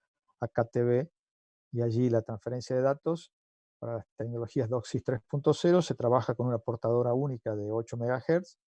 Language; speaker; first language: Spanish; native; Spanish